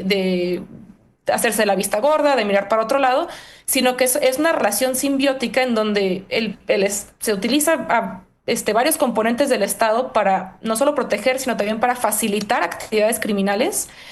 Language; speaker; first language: Spanish; native; Spanish